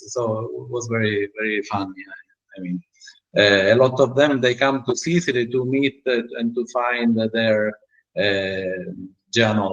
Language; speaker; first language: English; non-native, learner; Italian